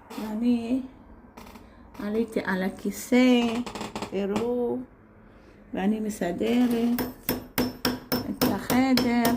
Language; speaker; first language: Hebrew; non-native, learner; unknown